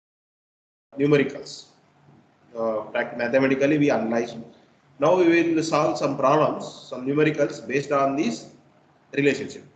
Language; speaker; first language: English; non-native, local second language; Kannada